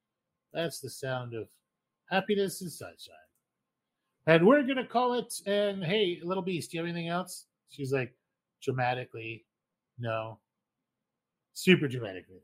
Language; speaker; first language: English; native; English